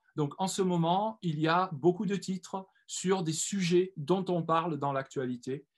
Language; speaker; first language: French; native; French